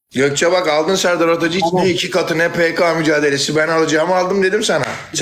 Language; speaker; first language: Turkish; native; Turkish